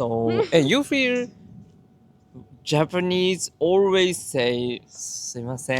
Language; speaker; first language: English; non-native, learner; Japanese